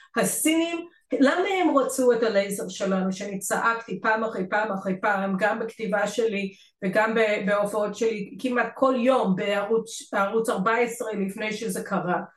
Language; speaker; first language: Hebrew; non-native, fluent; English